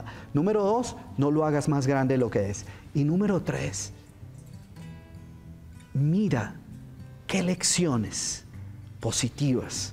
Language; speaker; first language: Spanish; native; Spanish